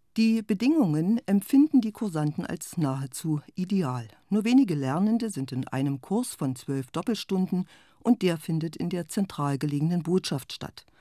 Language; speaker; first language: German; native; German